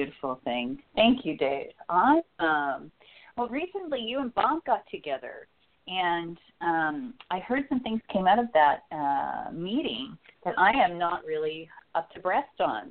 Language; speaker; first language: English; native; English